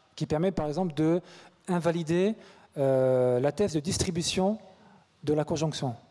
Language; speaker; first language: French; native; French